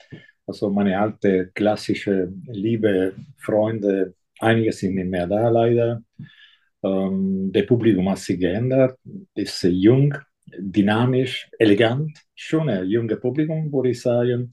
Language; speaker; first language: German; non-native, fluent; Italian